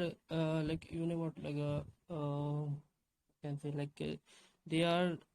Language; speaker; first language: English; non-native, learner; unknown